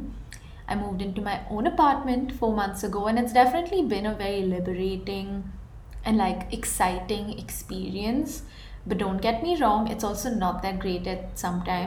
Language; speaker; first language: English; non-native, local second language; Hindi